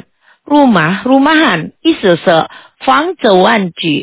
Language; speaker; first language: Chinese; non-native, fluent; Indonesian